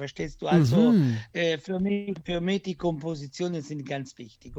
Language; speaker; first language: German; non-native, fluent; Italian